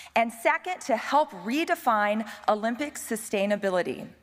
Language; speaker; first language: English; native; English